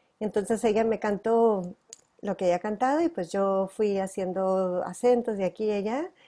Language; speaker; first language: Spanish; native; Spanish